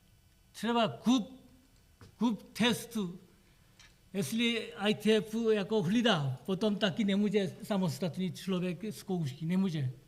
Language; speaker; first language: Czech; non-native, learner; Korean